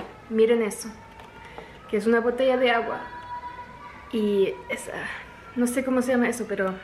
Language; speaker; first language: Spanish; non-native, fluent; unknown